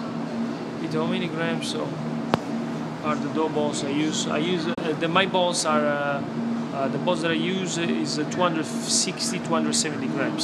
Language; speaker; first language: English; non-native, fluent; Italian